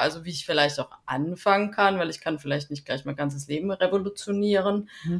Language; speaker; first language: German; native; German